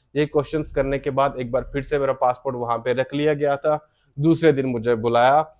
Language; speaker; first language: Hindi; native; Hindi